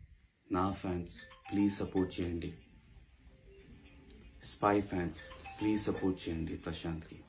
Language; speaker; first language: Telugu; non-native, local second language; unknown